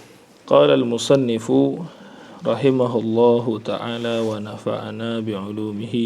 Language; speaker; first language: Arabic; non-native, fluent; Malay